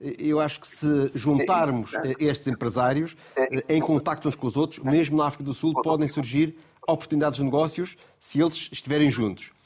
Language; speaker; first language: Portuguese; native; Portuguese